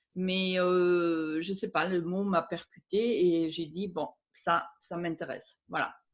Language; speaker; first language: French; non-native, fluent; German